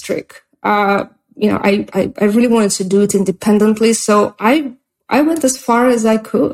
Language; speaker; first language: English; non-native, fluent; Russian